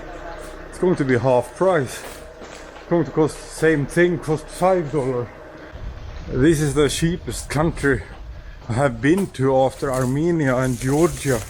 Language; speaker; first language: English; non-native, fluent; Swedish